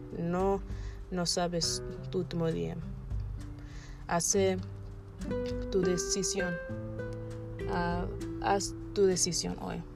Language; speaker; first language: Spanish; non-native, learner; English